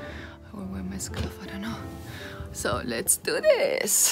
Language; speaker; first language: English; non-native, fluent; German